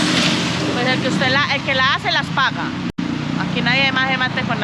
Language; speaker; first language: Spanish; native; Spanish